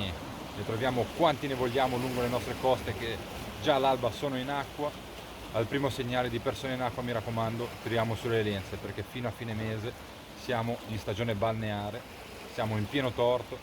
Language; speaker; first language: Italian; native; Italian